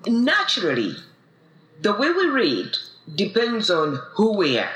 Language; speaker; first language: English; non-native, local second language; Ganda